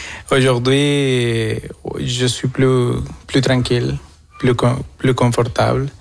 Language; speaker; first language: French; non-native, fluent; Spanish